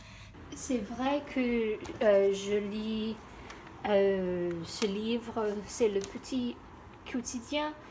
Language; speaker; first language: French; non-native, learner; English